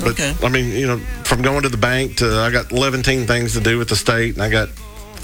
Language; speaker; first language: English; native; English